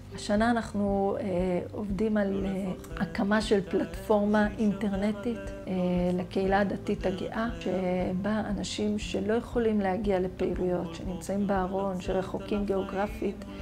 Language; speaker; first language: Hebrew; native; Hebrew